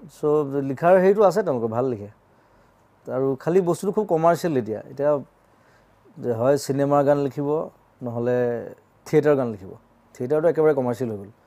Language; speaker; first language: Assamese; native; Assamese